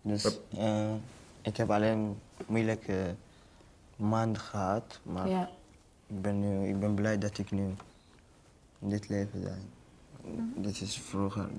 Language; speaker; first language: Dutch; non-native, learner; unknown